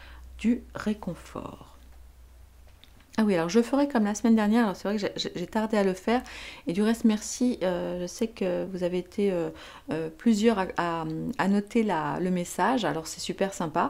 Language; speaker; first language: French; native; French